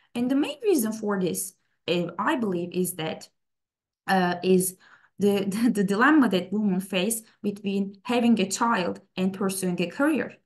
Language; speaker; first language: English; non-native, fluent; Turkish